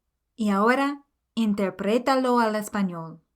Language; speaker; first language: Spanish; non-native, fluent; English